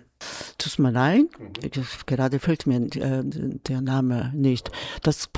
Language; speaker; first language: German; non-native, fluent; Korean